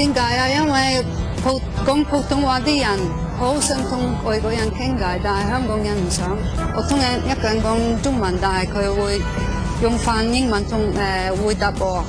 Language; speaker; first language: Cantonese; non-native, fluent; Norwegian